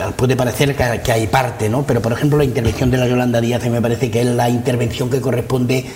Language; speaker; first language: Spanish; non-native, local second language; Catalan